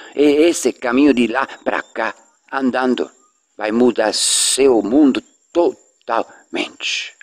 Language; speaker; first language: Portuguese; non-native, fluent; Swiss German